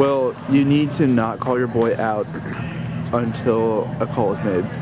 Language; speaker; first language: English; native; English